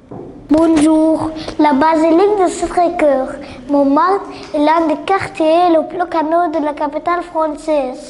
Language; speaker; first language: French; non-native, learner; Arabic